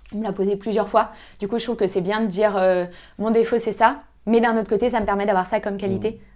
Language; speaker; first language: French; native; French